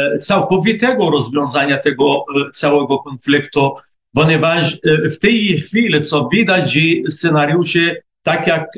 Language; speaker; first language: Polish; non-native, fluent; Arabic